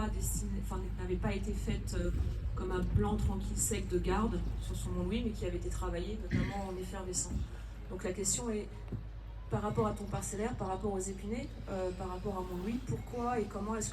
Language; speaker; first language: French; native; French